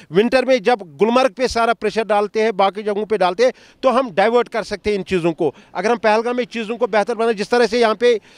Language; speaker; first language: Hindi; non-native, local second language; Kashmiri